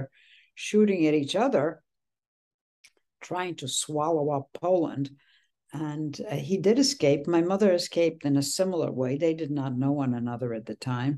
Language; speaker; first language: English; early bilingual, other home language; Polish